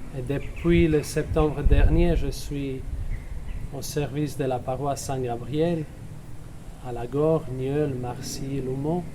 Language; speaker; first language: French; non-native, fluent; Croatian